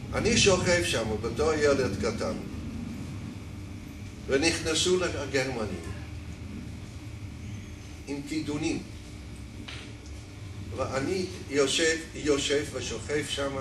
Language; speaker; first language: Hebrew; non-native, fluent; Dutch